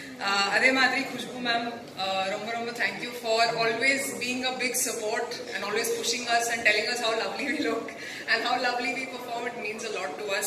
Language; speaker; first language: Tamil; non-native, local second language; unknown